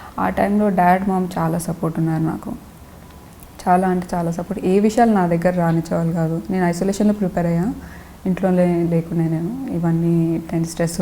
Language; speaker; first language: Telugu; non-native, local second language; Lambadi